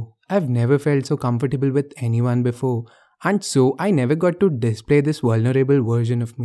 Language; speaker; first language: English; non-native, local second language; Hindi